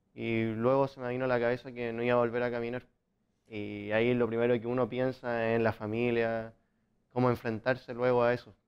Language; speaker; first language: Spanish; native; Spanish